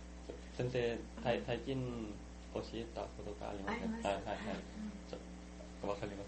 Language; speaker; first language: Japanese; non-native, learner; Thai